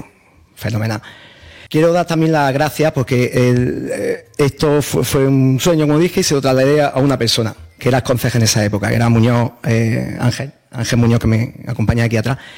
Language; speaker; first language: Spanish; native; Spanish